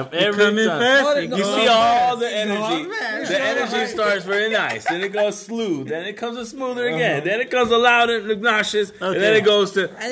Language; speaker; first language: English; native; English